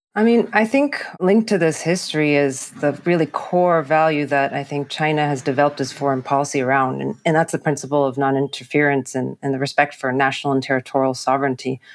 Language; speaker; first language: English; non-native, local second language; Cantonese